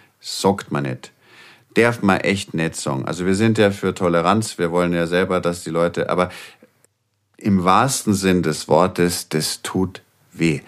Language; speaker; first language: German; native; German